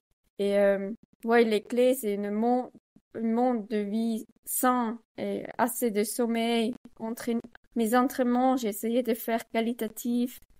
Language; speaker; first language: French; non-native, learner; Swiss German